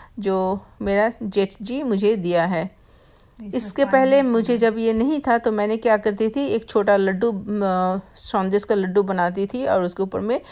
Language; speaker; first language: Hindi; non-native, local second language; Bangla